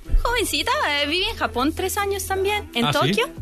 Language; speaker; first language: Spanish; non-native, fluent; Italian